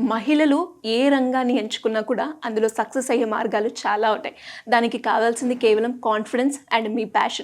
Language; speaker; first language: Telugu; native; Telugu